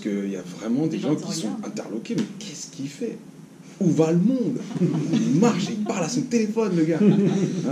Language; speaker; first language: French; native; French